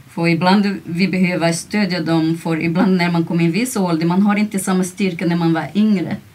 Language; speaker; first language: Swedish; non-native, fluent; Portuguese